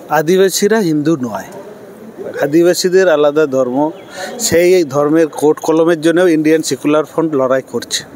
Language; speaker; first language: Bangla; non-native, local second language; Santali